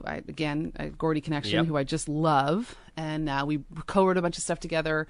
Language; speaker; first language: English; native; English